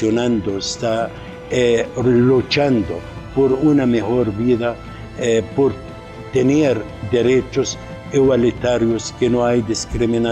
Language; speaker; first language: Spanish; non-native, fluent; Arabic